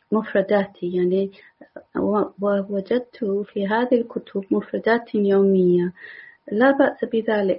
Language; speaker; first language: Arabic; non-native, learner; English